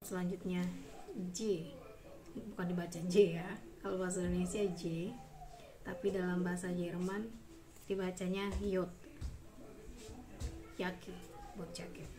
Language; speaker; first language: Indonesian; native; Indonesian